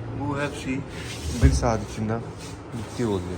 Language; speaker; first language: Turkish; non-native, learner; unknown